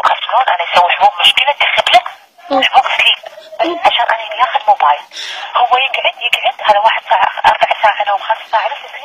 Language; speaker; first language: Arabic; non-native, learner; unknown